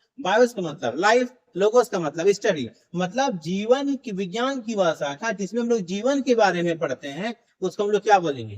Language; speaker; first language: Hindi; native; Hindi